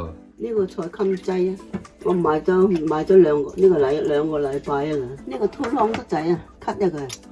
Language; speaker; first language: Cantonese; native; Cantonese